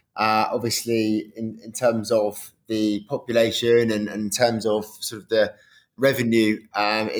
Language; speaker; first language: English; native; English